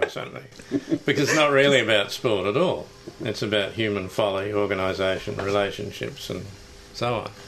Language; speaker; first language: English; native; English